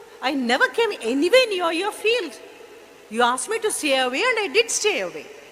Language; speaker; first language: English; non-native, local second language; Tamil